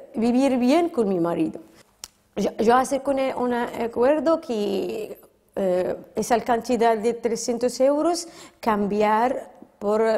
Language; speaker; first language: Spanish; non-native, fluent; Arabic